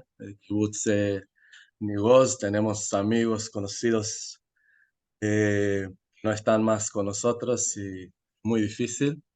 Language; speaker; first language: Spanish; non-native, fluent; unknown